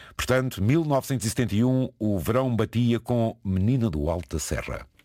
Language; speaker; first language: Portuguese; native; Portuguese